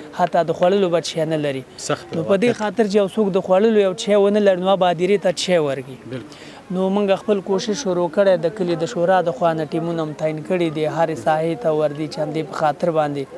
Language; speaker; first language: Pashto; non-native, local second language; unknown